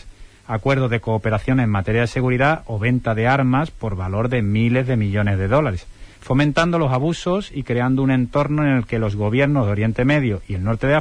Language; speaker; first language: Spanish; native; Spanish